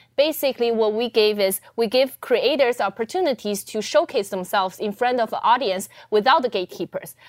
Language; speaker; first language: English; early bilingual, other home language; Chinese